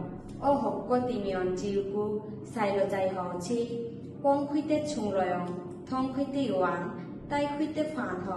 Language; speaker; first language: Cantonese; non-native, learner; Bangla